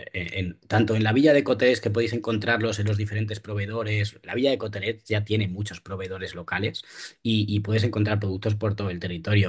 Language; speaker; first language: Spanish; native; Spanish